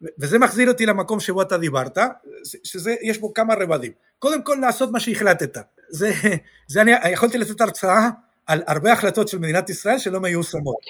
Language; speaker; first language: Hebrew; non-native, fluent; Spanish